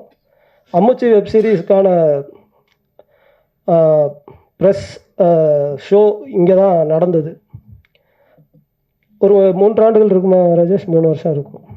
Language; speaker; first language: Tamil; native; Tamil